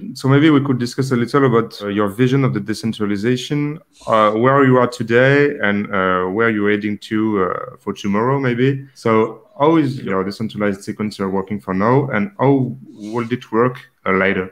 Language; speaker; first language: English; non-native, fluent; French